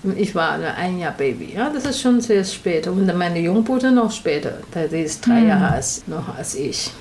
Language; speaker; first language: German; non-native, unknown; Chinese